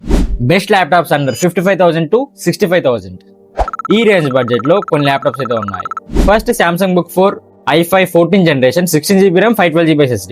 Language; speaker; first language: Telugu; native; Telugu